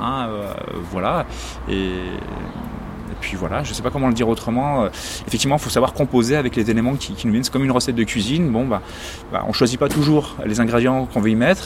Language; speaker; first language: French; native; French